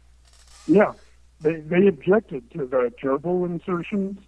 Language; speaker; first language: English; native; English